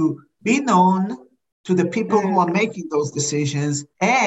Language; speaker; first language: English; non-native, fluent; Hebrew